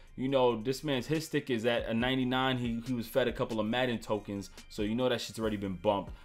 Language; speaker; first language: English; native; English